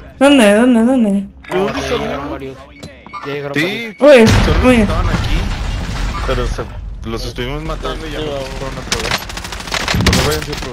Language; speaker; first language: Spanish; early bilingual, other home language; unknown